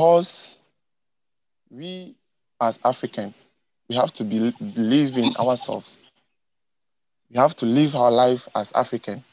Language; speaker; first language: English; non-native, local second language; Ewe